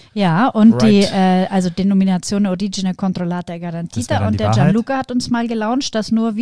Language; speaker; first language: German; native; German